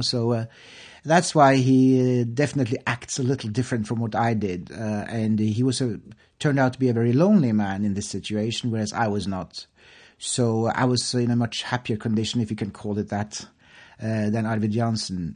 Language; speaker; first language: English; non-native, fluent; Norwegian